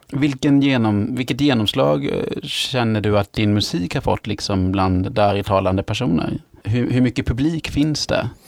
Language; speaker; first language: Swedish; native; Swedish